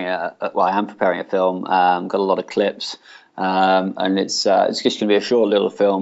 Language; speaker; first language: English; native; English